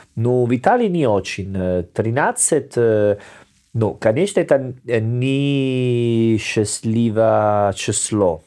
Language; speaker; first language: Russian; non-native, learner; Italian